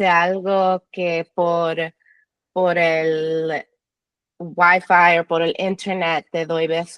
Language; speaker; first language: Spanish; early bilingual, heritage; English